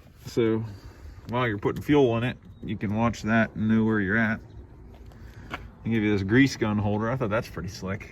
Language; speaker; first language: English; native; English